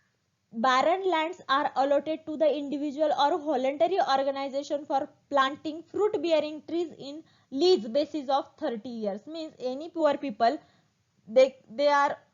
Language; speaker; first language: English; non-native, local second language; Marathi